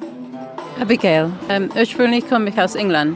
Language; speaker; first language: German; non-native, fluent; English